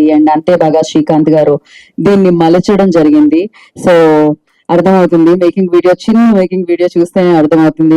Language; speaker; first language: Telugu; native; Telugu